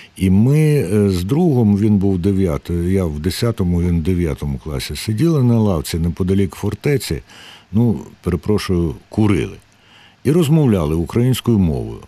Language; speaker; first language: Ukrainian; native; Ukrainian